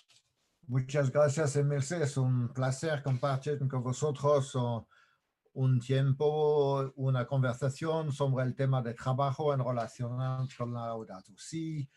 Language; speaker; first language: Spanish; non-native, fluent; French